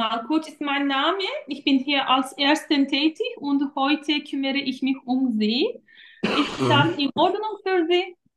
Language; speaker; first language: German; non-native, fluent; Turkish